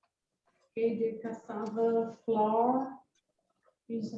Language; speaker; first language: English; non-native, learner; Portuguese